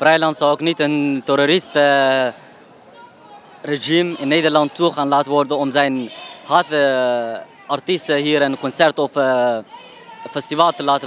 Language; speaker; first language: Dutch; non-native, learner; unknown